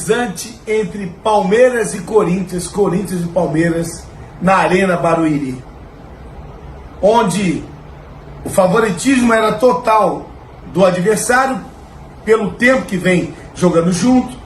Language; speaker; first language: Portuguese; native; Portuguese